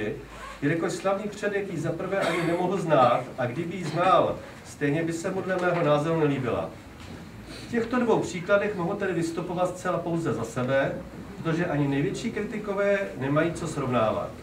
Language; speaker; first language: Czech; native; Czech